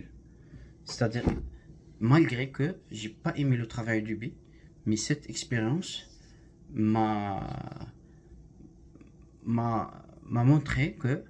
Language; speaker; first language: French; non-native, learner; Arabic